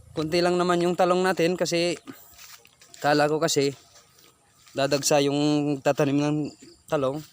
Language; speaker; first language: Filipino; non-native, local second language; Bikol